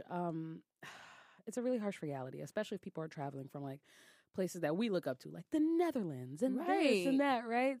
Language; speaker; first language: English; native; English